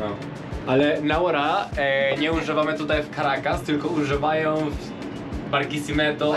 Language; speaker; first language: Polish; non-native, learner; Spanish